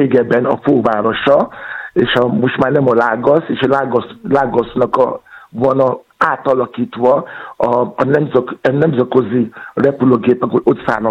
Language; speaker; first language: Hungarian; non-native, fluent; Yoruba